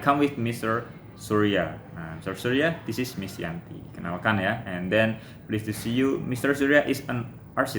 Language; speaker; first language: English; non-native, fluent; Indonesian